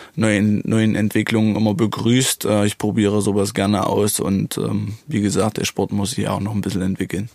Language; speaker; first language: German; native; German